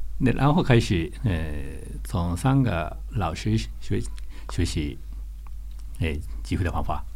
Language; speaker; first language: Chinese; non-native, learner; Japanese